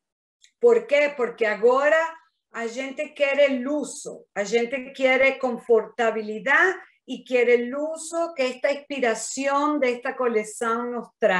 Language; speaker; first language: Spanish; non-native, fluent; Portuguese